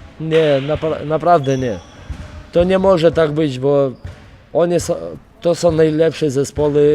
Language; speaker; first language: Polish; non-native, fluent; Lithuanian